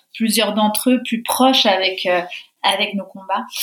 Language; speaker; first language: French; early bilingual, heritage; Spanish